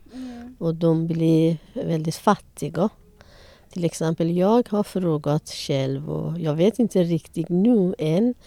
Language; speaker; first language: Swedish; non-native, learner; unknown